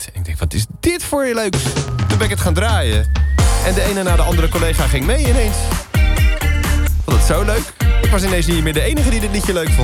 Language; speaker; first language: Dutch; native; Dutch